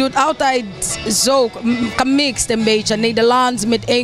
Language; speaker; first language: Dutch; non-native, learner; English